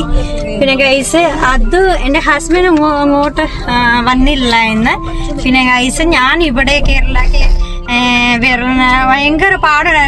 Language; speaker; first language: Malayalam; non-native, local second language; Hindi